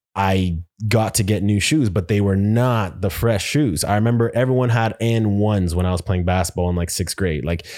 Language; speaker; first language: English; native; English